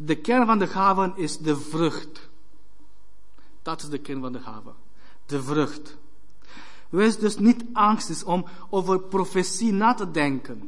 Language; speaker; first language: Dutch; non-native, fluent; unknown